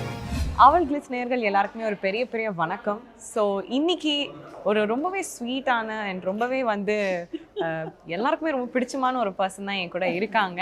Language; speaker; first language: Tamil; native; Tamil